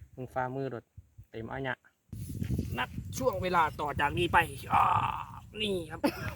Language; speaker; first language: Thai; native; Thai